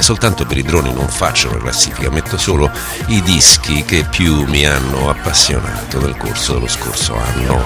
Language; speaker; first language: Italian; native; Italian